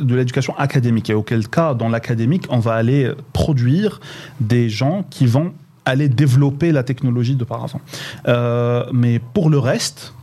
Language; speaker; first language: French; non-native, local second language; Arabic